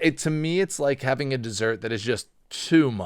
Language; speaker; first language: English; native; English